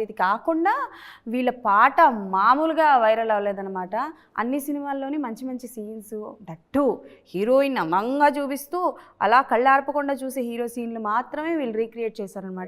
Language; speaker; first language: Telugu; native; Telugu